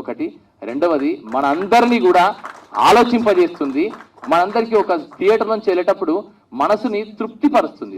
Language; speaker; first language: Telugu; native; Telugu